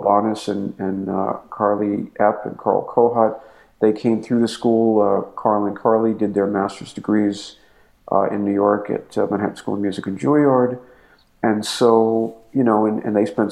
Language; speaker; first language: English; native; English